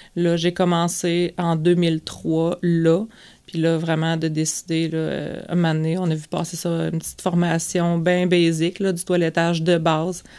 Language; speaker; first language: French; native; French